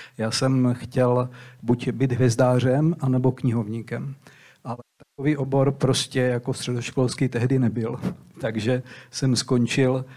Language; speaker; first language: Czech; native; Czech